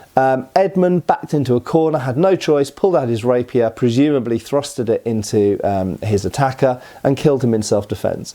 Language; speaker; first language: English; native; English